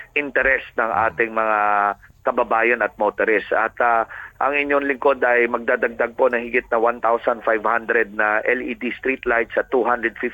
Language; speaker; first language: Filipino; native; Filipino